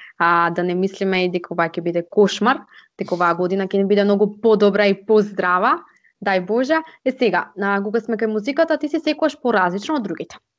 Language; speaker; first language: Macedonian; native; Macedonian